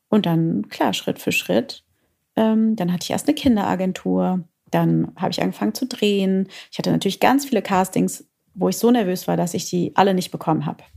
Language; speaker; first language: German; early bilingual, other home language; Portuguese